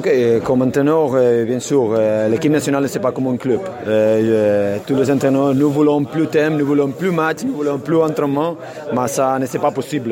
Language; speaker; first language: French; non-native, learner; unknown